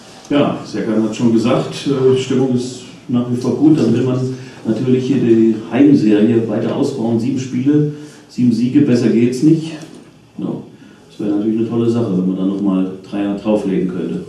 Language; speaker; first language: German; native; German